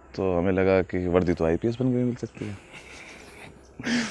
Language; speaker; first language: Hindi; native; Hindi